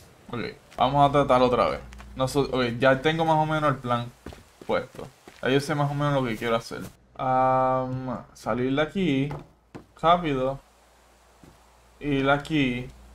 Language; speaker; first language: Spanish; early bilingual, heritage; Spanish